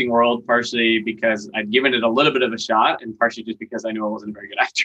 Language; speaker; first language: English; native; English